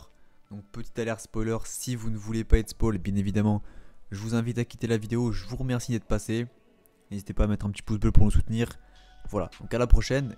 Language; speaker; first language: French; native; French